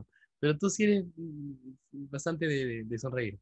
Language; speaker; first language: Spanish; native; Spanish